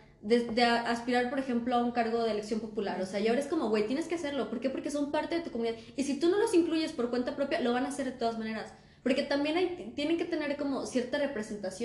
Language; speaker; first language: Spanish; native; Spanish